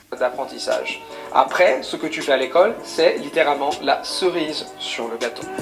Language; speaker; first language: French; non-native, fluent; Italian